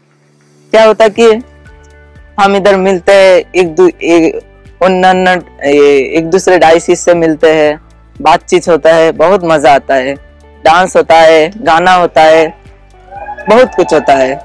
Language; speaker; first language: Hindi; non-native, local second language; Bangla